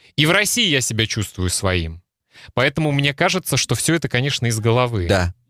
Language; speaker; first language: Russian; native; Russian